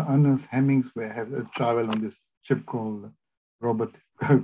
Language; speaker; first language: English; non-native, local second language; Gujarati